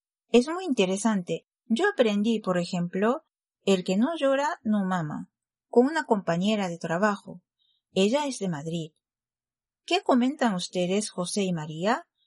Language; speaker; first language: Spanish; non-native, fluent; Japanese